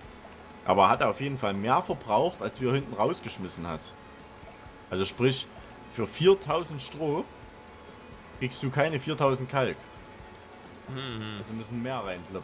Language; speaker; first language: German; native; German